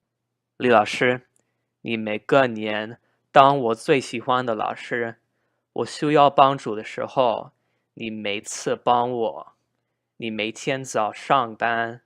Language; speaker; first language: Chinese; non-native, learner; English